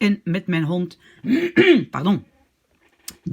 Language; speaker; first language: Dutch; non-native, fluent; French